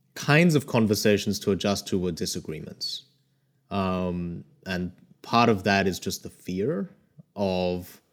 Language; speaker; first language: English; early bilingual, other home language; Korean